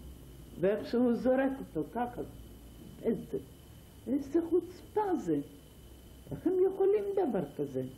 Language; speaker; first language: Hebrew; non-native, fluent; Ladino